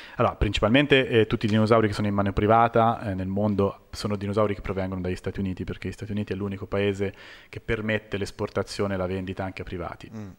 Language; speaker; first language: Italian; native; Italian